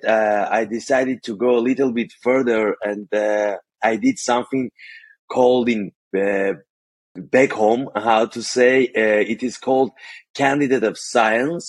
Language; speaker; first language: English; non-native, fluent; Armenian